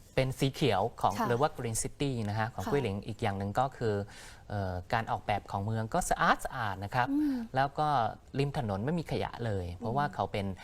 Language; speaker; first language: Thai; non-native, fluent; Chinese